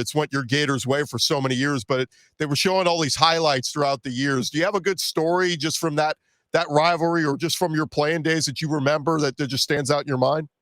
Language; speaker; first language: English; native; English